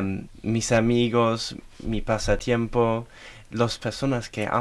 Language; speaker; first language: Spanish; non-native, learner; German